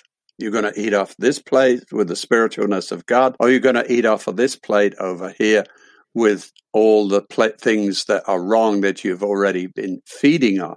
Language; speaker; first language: English; native; English